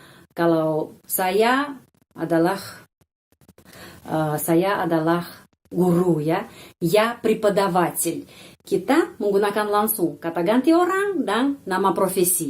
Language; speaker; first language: Indonesian; non-native, fluent; Russian